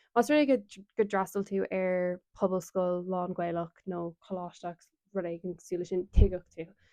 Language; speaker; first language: Irish; non-native, local second language; English